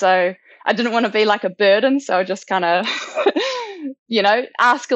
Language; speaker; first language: English; native; English